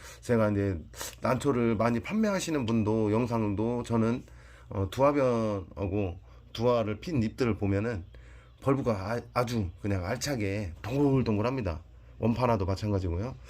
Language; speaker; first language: Korean; native; Korean